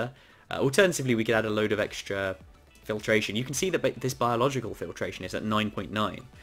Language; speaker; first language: English; native; English